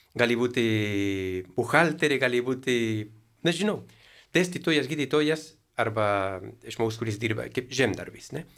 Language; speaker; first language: Lithuanian; non-native, fluent; Spanish